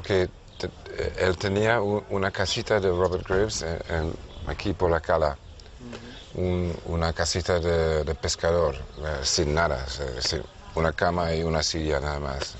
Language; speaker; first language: Spanish; non-native, fluent; English